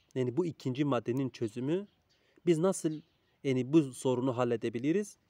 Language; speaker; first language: Turkish; native; Turkish